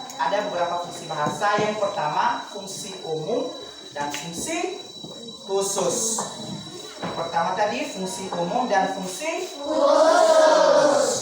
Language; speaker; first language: Indonesian; non-native, local second language; Nias